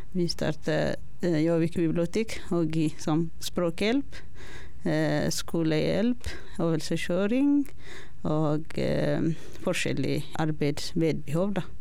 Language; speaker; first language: Norwegian; non-native, learner; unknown